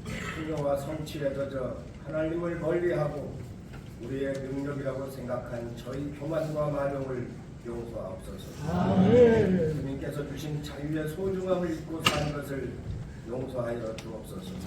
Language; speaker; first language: Korean; native; Korean